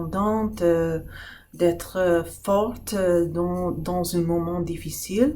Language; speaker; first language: French; non-native, fluent; English